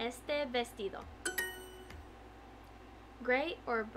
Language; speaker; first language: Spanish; non-native, learner; English